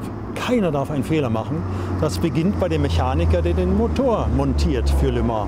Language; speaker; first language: German; native; German